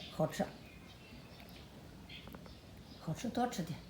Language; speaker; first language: Chinese; native; Chinese